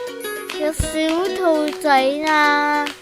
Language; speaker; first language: Chinese; native; Chinese